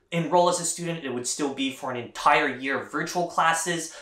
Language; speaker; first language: English; native; English